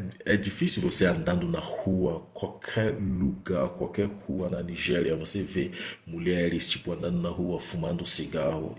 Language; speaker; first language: Portuguese; non-native, fluent; Igbo